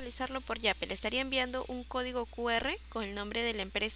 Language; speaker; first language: Spanish; native; Spanish